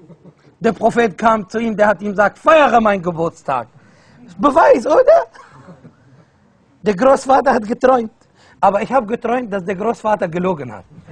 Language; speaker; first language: German; non-native, fluent; Arabic